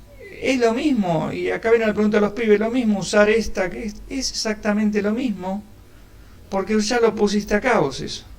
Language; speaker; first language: Spanish; native; Spanish